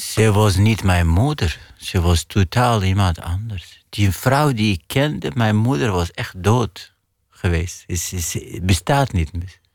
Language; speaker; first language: Dutch; non-native, fluent; Arabic